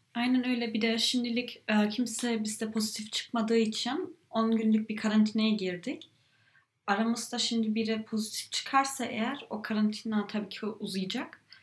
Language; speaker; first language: Turkish; early bilingual, heritage; Turkish